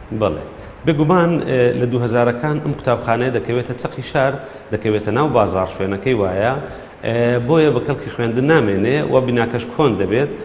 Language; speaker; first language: Central Kurdish; native; Central Kurdish